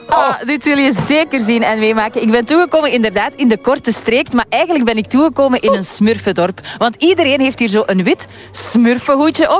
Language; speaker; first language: Dutch; native; Dutch